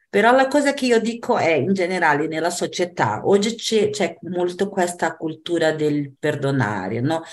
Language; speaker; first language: Italian; non-native, fluent; Portuguese